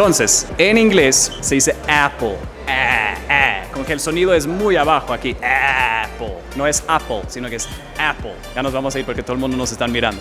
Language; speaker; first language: Spanish; non-native, fluent; English